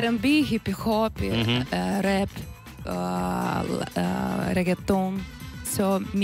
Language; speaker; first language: Russian; non-native, learner; Portuguese